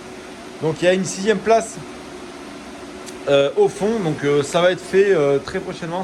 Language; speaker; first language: French; native; French